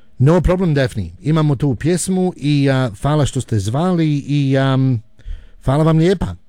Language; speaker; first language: Croatian; early bilingual, heritage; Croatian